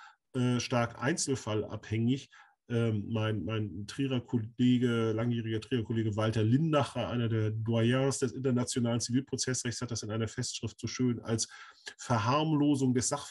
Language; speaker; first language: German; native; German